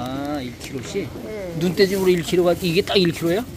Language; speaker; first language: Korean; native; Korean